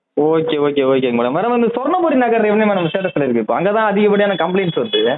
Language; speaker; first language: Tamil; native; Tamil